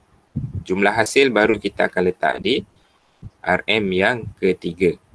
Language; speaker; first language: Malay; native; Malay